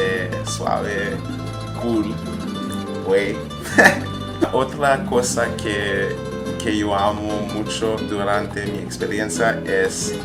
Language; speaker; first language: Spanish; non-native, learner; French